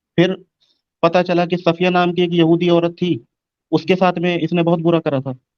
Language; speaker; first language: Hindi; native; Hindi